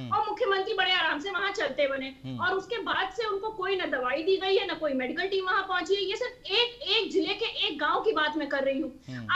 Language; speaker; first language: Hindi; native; Hindi